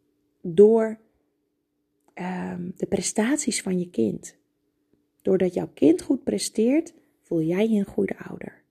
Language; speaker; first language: Dutch; native; Dutch